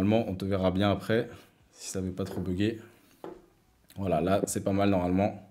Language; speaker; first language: French; native; French